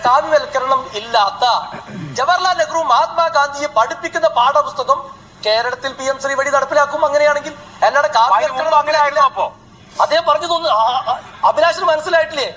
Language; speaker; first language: Malayalam; native; Malayalam